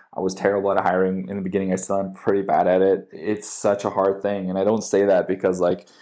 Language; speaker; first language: English; native; English